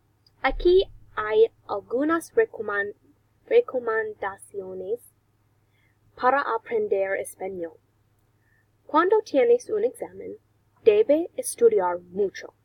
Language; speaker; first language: Spanish; non-native, learner; English